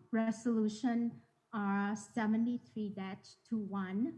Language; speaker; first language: English; non-native, fluent; Thai